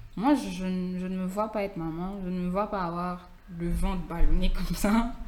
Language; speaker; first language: French; native; French